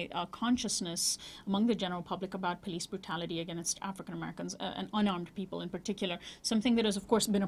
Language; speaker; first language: English; native; English